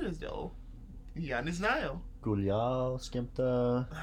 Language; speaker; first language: Russian; non-native, learner; English